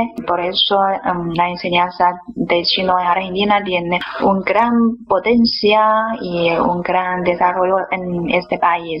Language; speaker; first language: Spanish; non-native, fluent; Chinese